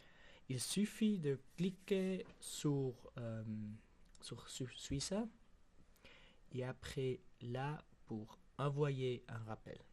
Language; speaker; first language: French; non-native, local second language; German